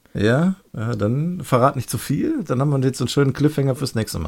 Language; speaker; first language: German; native; German